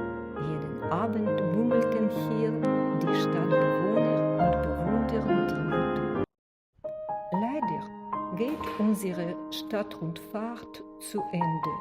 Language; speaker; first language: German; non-native, learner; Russian